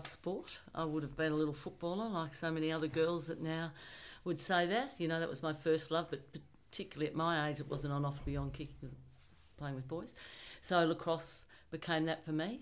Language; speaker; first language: English; native; English